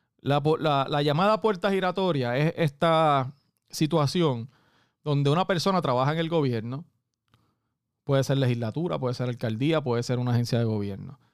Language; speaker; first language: Spanish; native; Spanish